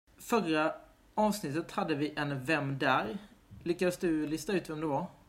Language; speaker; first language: Swedish; native; Swedish